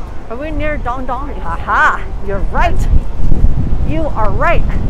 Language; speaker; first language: English; early bilingual, other home language; Cantonese